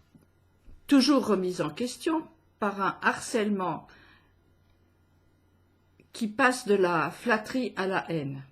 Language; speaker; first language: French; native; French